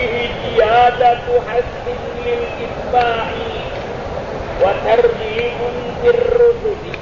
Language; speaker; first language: Arabic; non-native, fluent; Malay